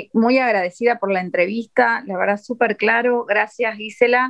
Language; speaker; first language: Spanish; native; Spanish